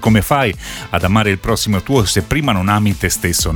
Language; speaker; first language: Italian; native; Italian